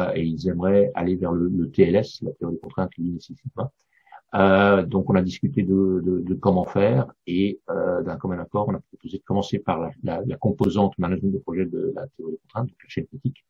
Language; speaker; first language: French; non-native, fluent; English